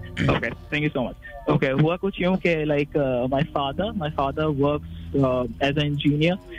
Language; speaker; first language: Urdu; native; Urdu